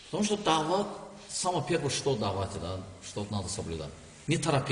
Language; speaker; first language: Russian; non-native, learner; Azerbaijani